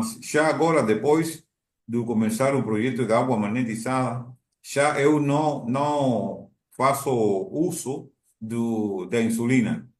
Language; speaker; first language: Portuguese; non-native, learner; Spanish